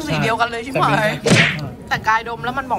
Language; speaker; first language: Thai; native; Thai